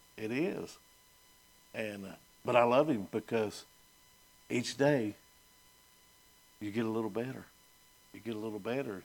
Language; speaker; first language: English; native; English